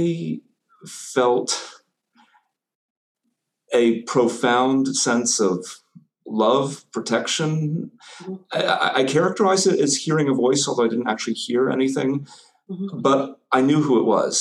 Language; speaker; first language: English; native; English